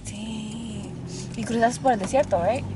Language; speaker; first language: Spanish; early bilingual, other home language; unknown